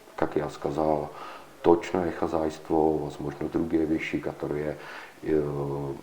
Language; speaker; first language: Russian; non-native, learner; Czech